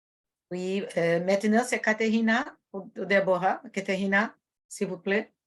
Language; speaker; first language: French; non-native, fluent; Portuguese